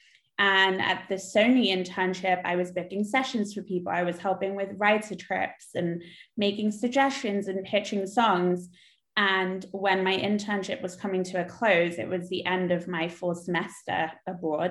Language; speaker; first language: English; native; English